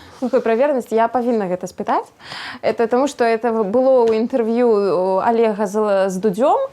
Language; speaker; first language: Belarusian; non-native, local second language; Russian